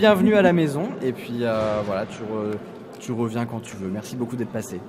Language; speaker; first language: French; native; French